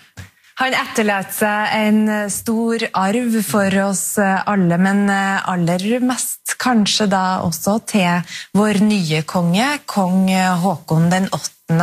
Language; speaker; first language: Norwegian; native; Norwegian